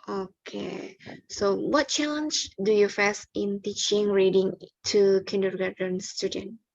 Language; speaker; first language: English; non-native, learner; Indonesian